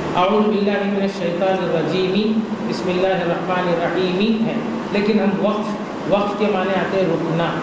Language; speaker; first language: Urdu; native; Urdu